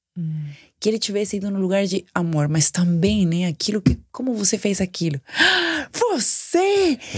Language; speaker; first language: Portuguese; non-native, fluent; Spanish